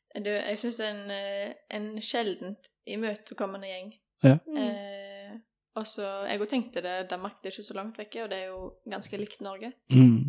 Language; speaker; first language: Norwegian; native; Norwegian